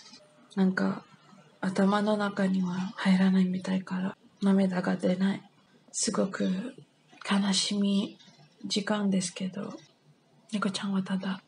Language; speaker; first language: Japanese; non-native, learner; English